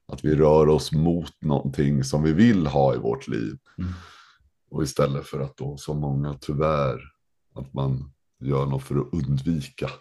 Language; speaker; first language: Swedish; native; Swedish